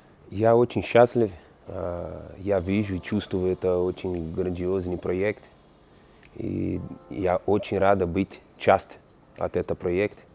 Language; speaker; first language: Russian; non-native, learner; Portuguese